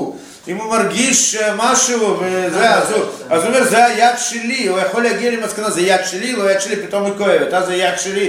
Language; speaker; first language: Hebrew; non-native, fluent; Russian